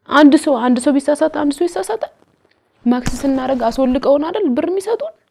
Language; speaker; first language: Amharic; native; Amharic